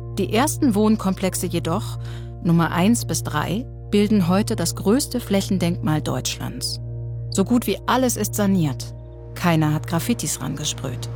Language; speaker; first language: German; native; German